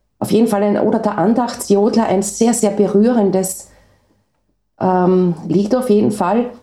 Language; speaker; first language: German; native; German